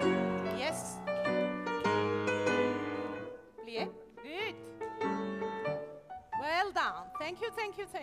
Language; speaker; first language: English; non-native, learner; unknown